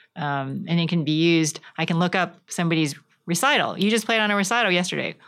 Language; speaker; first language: English; native; English